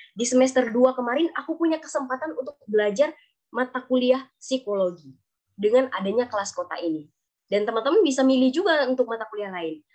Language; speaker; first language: Indonesian; native; Indonesian